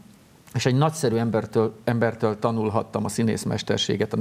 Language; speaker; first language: Hungarian; native; Hungarian